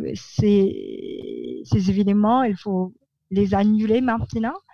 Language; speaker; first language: French; non-native, fluent; Filipino